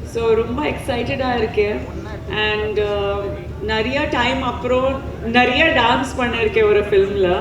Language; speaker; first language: Tamil; non-native, fluent; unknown